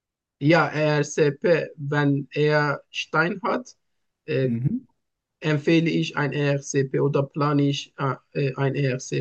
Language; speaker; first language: German; non-native, learner; Turkish